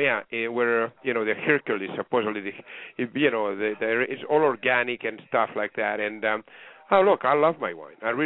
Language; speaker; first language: English; non-native, fluent; Greek